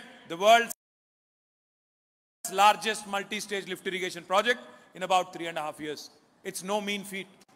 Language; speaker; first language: English; non-native, local second language; Telugu